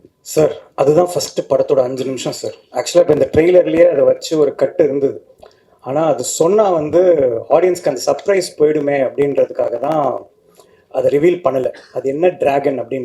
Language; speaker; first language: Tamil; native; Tamil